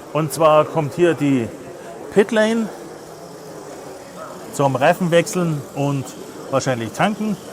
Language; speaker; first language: German; native; German